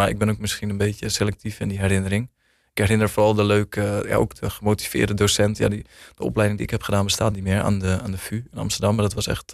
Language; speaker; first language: Dutch; native; Dutch